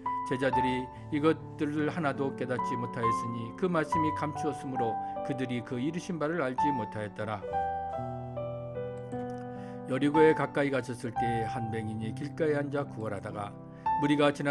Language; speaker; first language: Korean; native; Korean